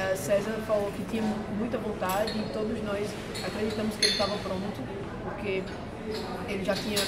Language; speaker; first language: Portuguese; native; Portuguese